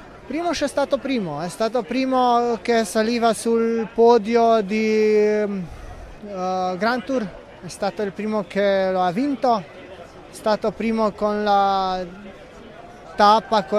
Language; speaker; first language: Italian; non-native, fluent; Slovenian